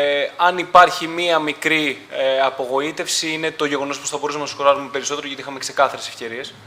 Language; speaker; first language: Greek; native; Greek